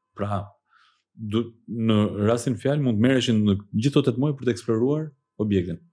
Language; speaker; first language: Albanian; early bilingual, heritage; Albanian